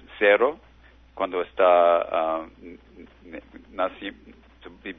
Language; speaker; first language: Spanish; non-native, learner; English